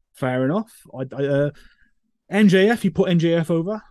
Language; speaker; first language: English; native; English